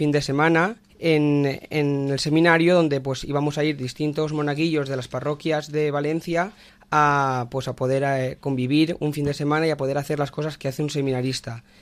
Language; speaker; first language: Spanish; native; Spanish